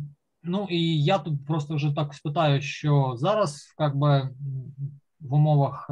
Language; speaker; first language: Ukrainian; native; Ukrainian